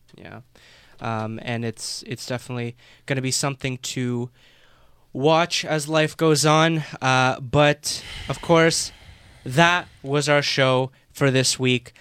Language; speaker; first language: English; native; English